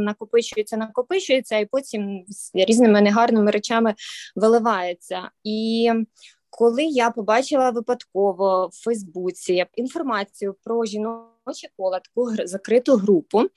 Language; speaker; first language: Ukrainian; native; Ukrainian